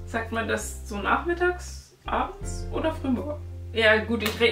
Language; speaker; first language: German; native; German